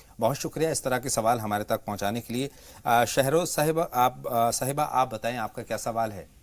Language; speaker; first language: Urdu; native; Urdu